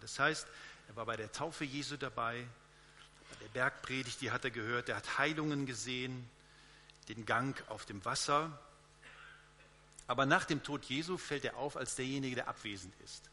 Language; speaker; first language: German; native; German